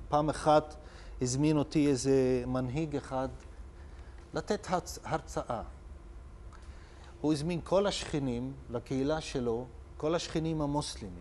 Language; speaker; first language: Hebrew; non-native, local second language; Arabic